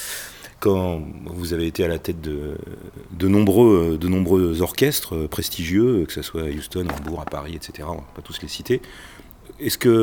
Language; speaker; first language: French; native; French